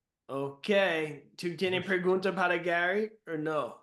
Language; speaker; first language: Spanish; non-native, learner; English